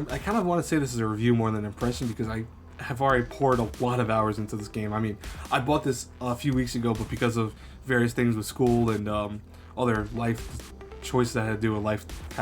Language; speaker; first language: English; native; English